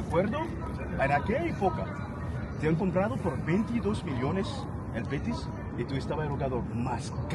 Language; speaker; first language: Spanish; non-native, learner; Haitian Creole